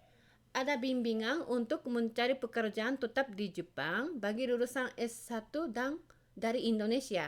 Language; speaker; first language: Indonesian; non-native, fluent; Japanese